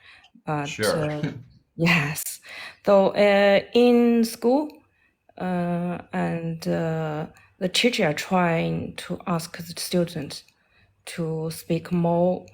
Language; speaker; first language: English; non-native, learner; Chinese